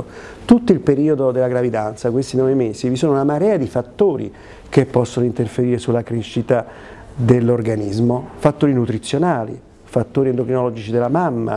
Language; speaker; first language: Italian; native; Italian